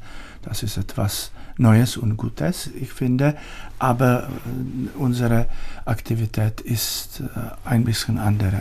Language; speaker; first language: German; non-native, learner; Czech